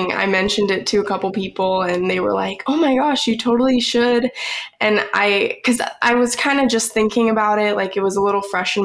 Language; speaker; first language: English; native; English